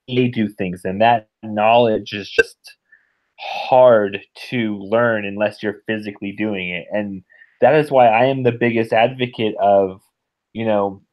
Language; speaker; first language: English; native; English